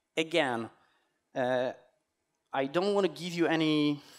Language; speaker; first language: English; non-native, fluent; Polish